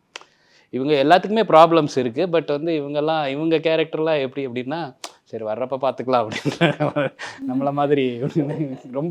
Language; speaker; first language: Tamil; native; Tamil